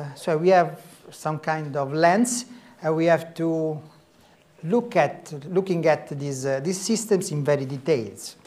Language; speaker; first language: English; non-native, fluent; Italian